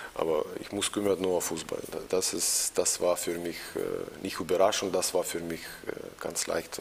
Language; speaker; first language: German; non-native, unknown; Russian